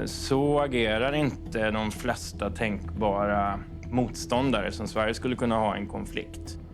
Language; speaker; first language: Swedish; native; Swedish